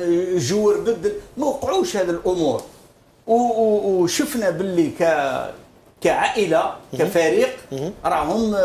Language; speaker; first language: Arabic; native; Arabic